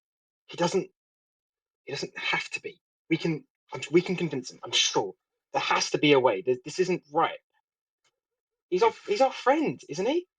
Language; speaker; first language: English; native; English